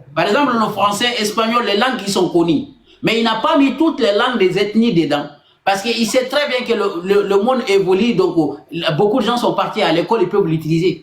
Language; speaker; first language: French; non-native, local second language; Bambara